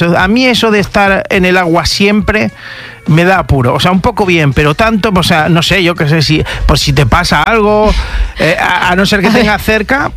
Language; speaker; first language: Spanish; native; Spanish